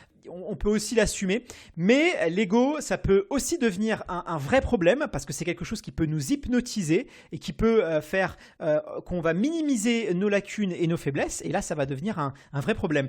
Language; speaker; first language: French; native; French